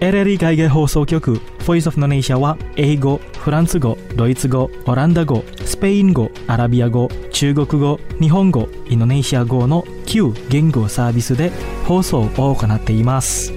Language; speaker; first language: Japanese; non-native, fluent; Indonesian